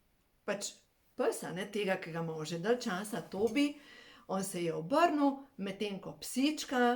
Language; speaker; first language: Slovenian; native; Slovenian